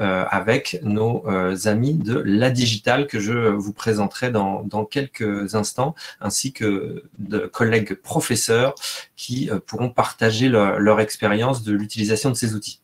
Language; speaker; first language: French; native; French